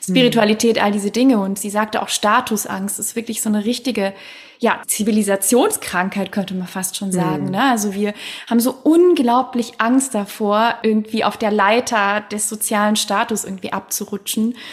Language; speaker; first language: German; non-native, fluent; Swedish